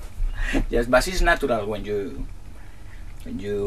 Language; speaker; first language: English; non-native, learner; Spanish